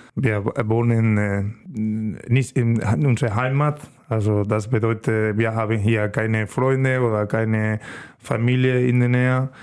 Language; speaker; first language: German; non-native, learner; Spanish